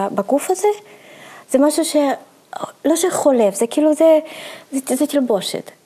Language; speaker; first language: Hebrew; early bilingual, other home language; Russian